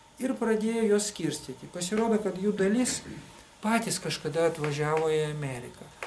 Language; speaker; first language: Lithuanian; non-native, local second language; Russian